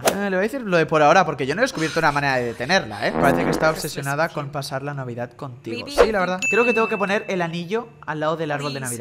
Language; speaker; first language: Spanish; native; Spanish